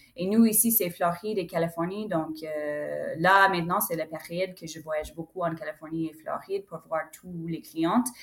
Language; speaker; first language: French; non-native, fluent; English